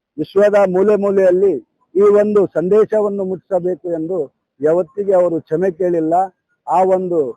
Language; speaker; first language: Kannada; non-native, local second language; Urdu